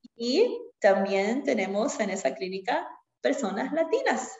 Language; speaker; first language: Spanish; native; Spanish